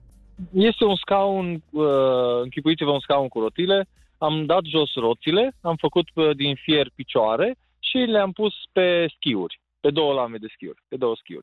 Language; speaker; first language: Romanian; native; Romanian